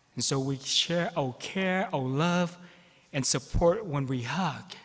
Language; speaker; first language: English; non-native, fluent; Vietnamese